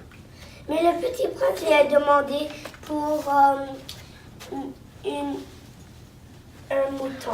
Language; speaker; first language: French; non-native, local second language; English